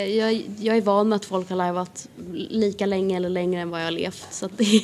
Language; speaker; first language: Swedish; native; Swedish